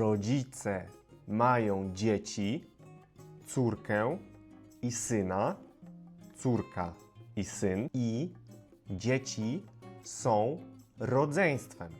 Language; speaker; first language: Polish; native; Polish